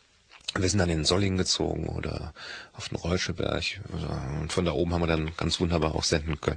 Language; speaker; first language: German; native; German